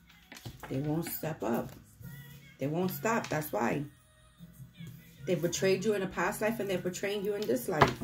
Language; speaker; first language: English; native; English